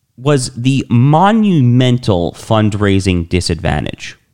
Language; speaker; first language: English; native; English